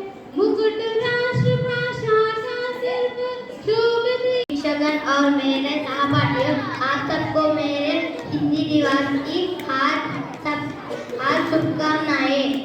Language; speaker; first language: Hindi; non-native, local second language; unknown